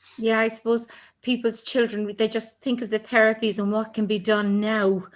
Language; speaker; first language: English; native; English